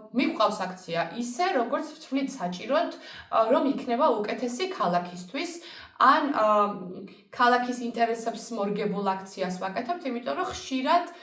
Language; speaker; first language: Georgian; native; Georgian